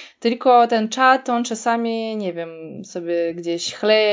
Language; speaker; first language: Polish; non-native, fluent; Russian